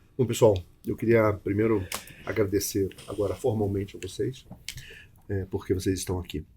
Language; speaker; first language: Portuguese; native; Portuguese